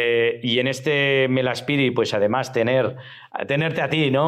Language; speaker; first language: Spanish; native; Spanish